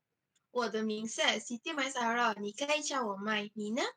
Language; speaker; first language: Chinese; non-native, learner; Malay